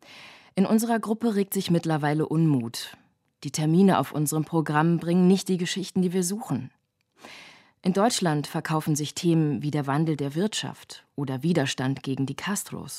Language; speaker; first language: German; native; German